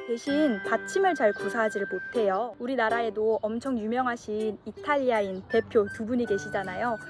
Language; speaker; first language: Korean; early bilingual, heritage; Korean